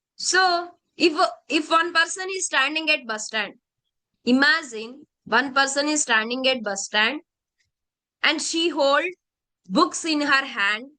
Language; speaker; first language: English; non-native, local second language; Telugu